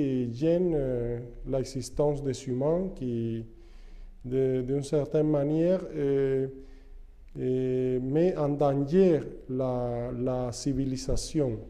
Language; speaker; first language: French; non-native, fluent; Spanish